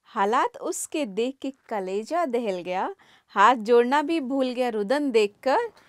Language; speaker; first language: Hindi; native; Hindi